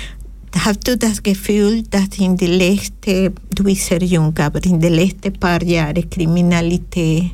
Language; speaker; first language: German; non-native, fluent; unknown